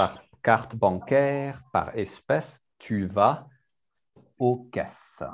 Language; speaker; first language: French; non-native, learner; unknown